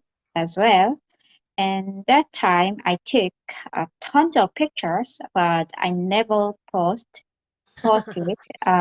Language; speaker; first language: English; non-native, learner; Korean